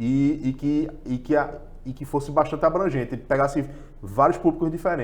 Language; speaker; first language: Portuguese; native; Portuguese